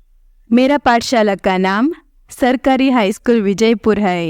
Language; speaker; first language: Hindi; non-native, local second language; Kannada